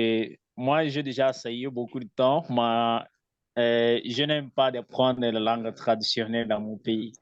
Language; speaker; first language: French; non-native, learner; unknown